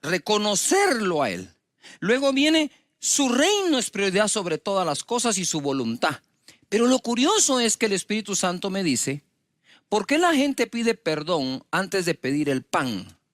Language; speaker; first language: Spanish; native; Spanish